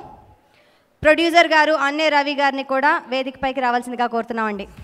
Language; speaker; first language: Telugu; native; Telugu